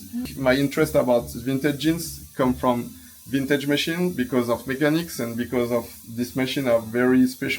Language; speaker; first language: English; non-native, fluent; French